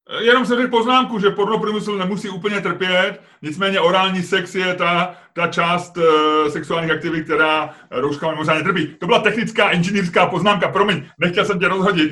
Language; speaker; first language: Czech; native; Czech